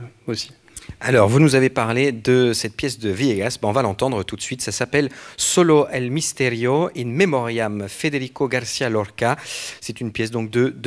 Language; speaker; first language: French; native; French